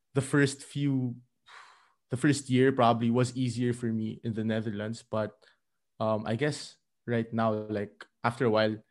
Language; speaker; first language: English; non-native, local second language; Filipino